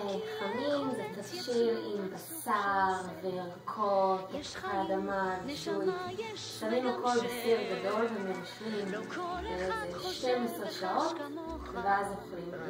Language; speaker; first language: Hebrew; non-native, learner; English